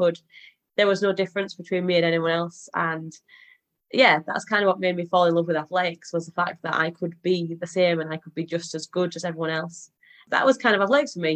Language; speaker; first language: English; native; English